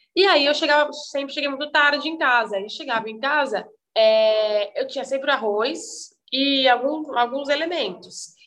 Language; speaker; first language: Portuguese; native; Portuguese